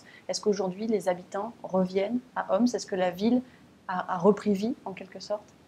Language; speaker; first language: French; native; French